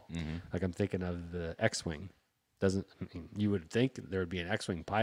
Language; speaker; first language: English; native; English